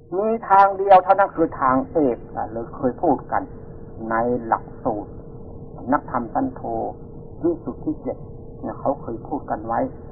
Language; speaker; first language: Thai; non-native, local second language; Northeastern Thai